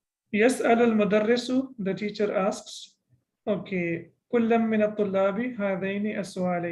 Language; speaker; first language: Arabic; non-native, fluent; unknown